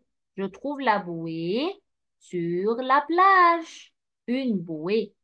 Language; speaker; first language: French; non-native, fluent; Arabic